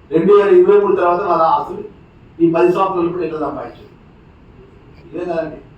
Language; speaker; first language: Telugu; native; Telugu